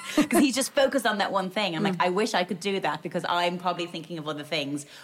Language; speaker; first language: English; native; English